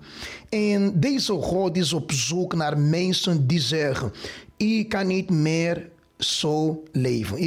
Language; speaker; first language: Dutch; non-native, fluent; Portuguese